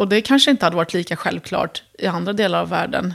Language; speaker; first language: Swedish; early bilingual, other home language; Arabic